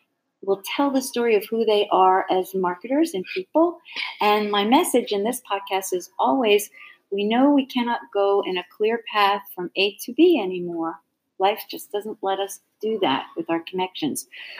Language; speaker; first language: English; native; English